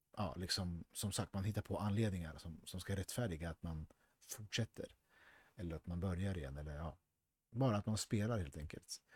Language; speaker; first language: Swedish; early bilingual, other home language; Spanish